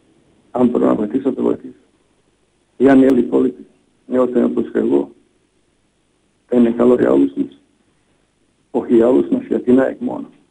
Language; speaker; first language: Greek; non-native, fluent; Bosnian